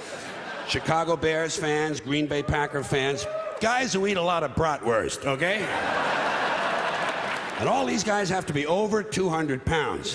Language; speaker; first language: English; native; English